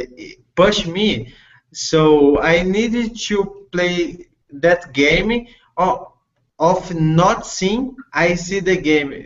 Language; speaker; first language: English; non-native, learner; Portuguese